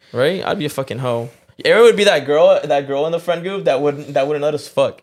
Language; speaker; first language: English; early bilingual, other home language; Spanish